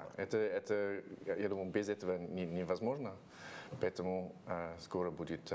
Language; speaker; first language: Russian; non-native, fluent; English